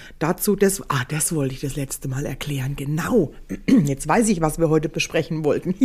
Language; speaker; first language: German; native; German